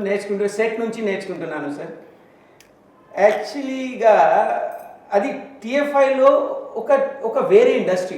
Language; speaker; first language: Telugu; non-native, local second language; Hindi